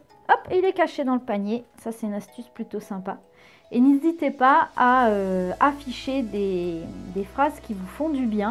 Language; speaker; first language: French; native; French